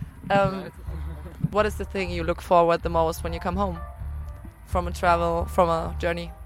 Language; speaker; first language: English; non-native, fluent; German